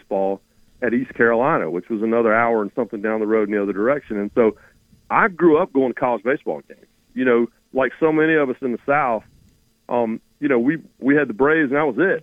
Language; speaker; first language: English; native; English